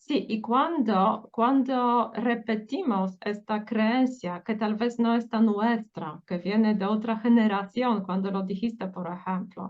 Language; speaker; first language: Spanish; non-native, fluent; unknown